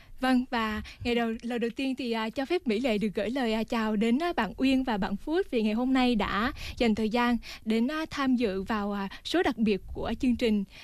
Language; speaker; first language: Vietnamese; native; Vietnamese